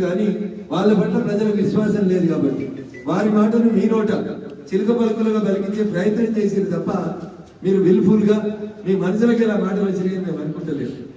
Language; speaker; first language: Telugu; native; Telugu